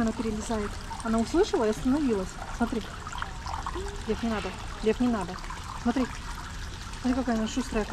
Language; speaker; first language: Russian; native; Russian